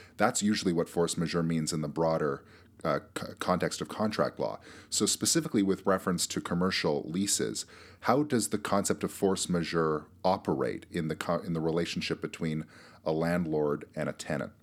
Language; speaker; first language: English; native; English